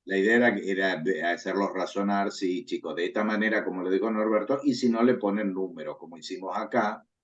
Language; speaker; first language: Spanish; native; Spanish